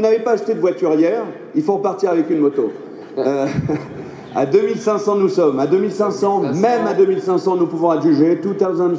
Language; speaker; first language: French; native; French